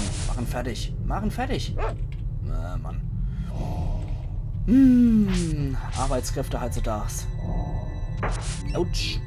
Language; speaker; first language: German; native; German